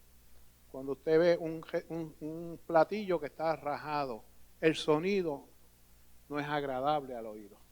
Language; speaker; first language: Spanish; native; Spanish